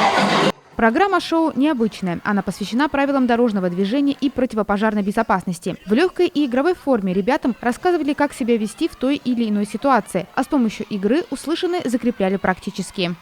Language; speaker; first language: Russian; native; Russian